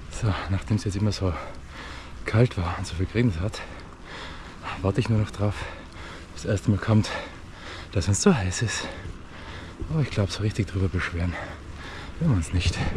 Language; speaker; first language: German; native; German